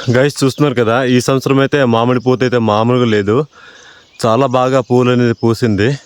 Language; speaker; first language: Telugu; non-native, local second language; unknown